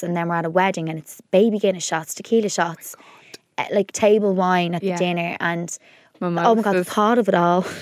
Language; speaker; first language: English; native; English